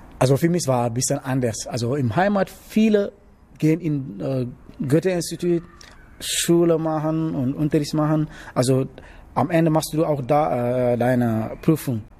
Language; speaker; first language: German; non-native, learner; Wolof